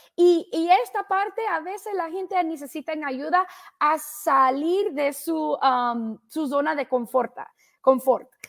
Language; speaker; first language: Spanish; early bilingual, heritage; Spanish